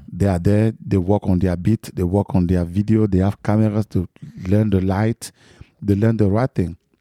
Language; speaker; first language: English; non-native, fluent; French